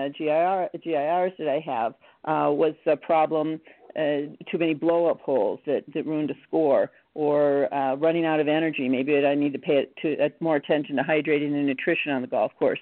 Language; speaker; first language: English; native; English